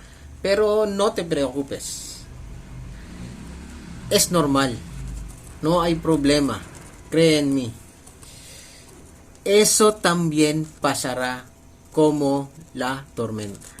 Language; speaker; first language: Spanish; non-native, learner; Filipino